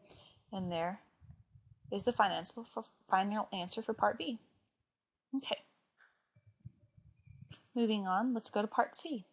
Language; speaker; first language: English; native; English